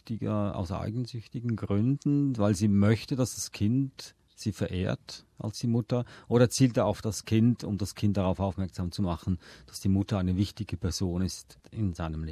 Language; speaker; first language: German; native; German